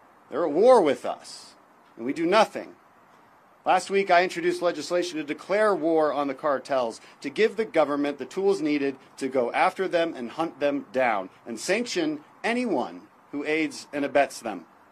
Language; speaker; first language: English; native; English